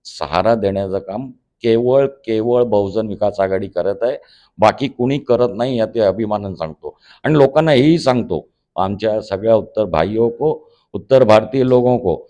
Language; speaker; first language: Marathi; non-native, local second language; Hindi